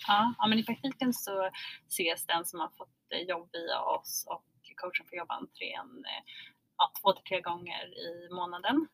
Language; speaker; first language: Swedish; early bilingual, other home language; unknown